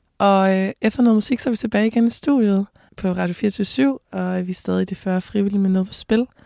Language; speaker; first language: Danish; native; Danish